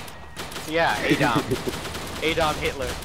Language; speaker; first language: English; native; English